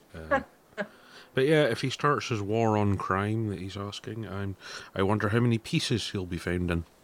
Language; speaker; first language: English; native; English